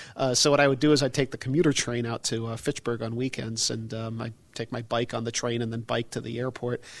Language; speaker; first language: English; native; English